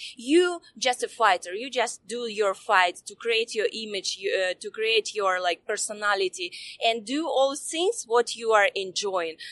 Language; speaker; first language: English; non-native, fluent; Russian